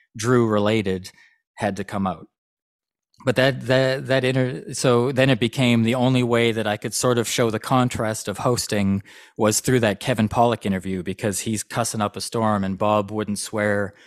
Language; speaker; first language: English; native; English